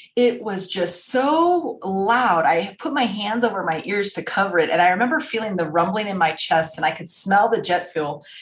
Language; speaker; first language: English; native; English